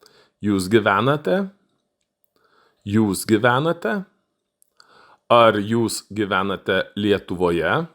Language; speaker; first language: Lithuanian; non-native, fluent; Russian